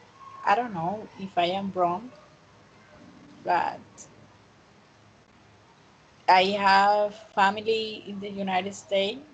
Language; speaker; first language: English; non-native, fluent; Spanish